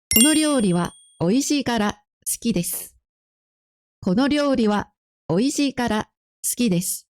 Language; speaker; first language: Japanese; non-native, fluent; Korean